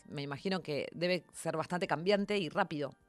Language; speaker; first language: Spanish; native; Spanish